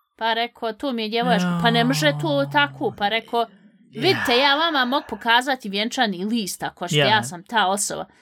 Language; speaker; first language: Bosnian; native; Bosnian